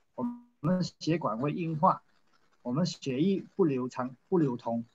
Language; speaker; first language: Chinese; native; Chinese